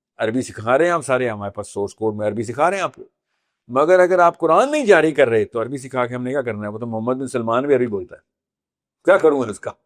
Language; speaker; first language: Urdu; native; Urdu